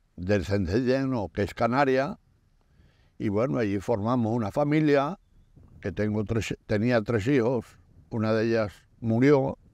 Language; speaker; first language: Spanish; native; Spanish